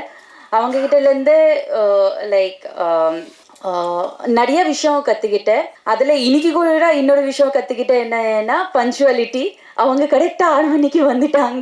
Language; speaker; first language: Tamil; non-native, fluent; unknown